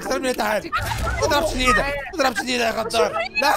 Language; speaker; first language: Arabic; native; Arabic